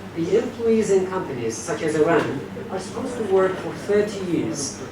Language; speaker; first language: English; non-native, fluent; Persian